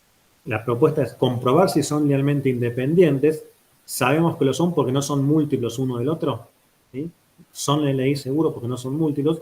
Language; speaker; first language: Spanish; native; Spanish